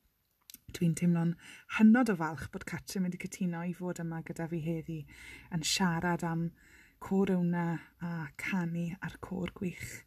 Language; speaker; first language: Welsh; non-native, local second language; English